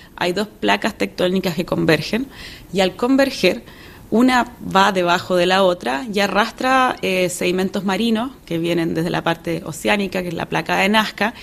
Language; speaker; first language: Spanish; native; Spanish